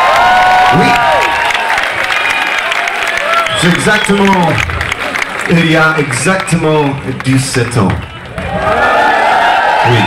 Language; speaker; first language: French; non-native, learner; English